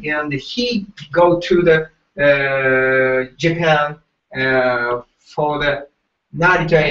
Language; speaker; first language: English; non-native, learner; Japanese